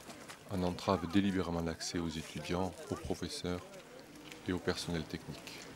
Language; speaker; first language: French; native; French